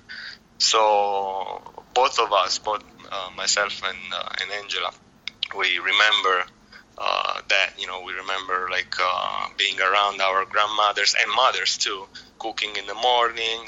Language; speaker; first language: English; non-native, fluent; Italian